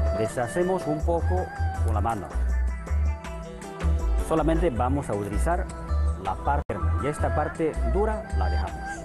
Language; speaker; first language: Spanish; non-native, fluent; Chinese